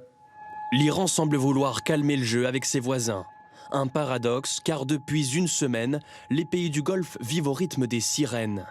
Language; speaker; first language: French; native; French